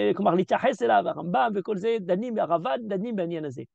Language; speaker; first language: Hebrew; early bilingual, heritage; French